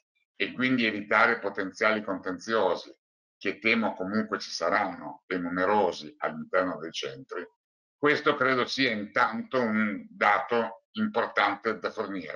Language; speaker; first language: Italian; native; Italian